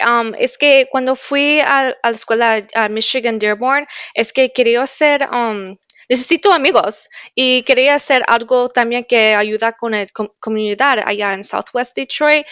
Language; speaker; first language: Spanish; early bilingual, heritage; Spanish